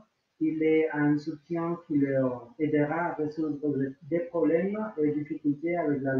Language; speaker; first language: French; non-native, learner; Spanish